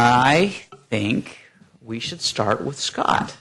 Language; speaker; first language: English; native; English